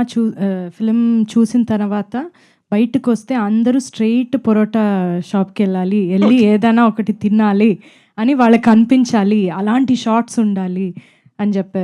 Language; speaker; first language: Telugu; non-native, fluent; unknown